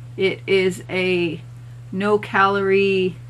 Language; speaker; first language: English; native; English